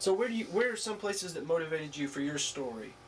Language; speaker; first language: English; native; English